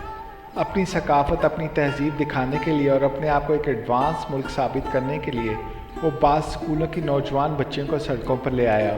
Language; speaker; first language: Urdu; native; Urdu